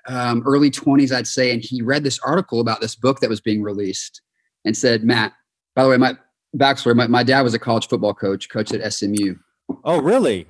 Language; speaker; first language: English; native; English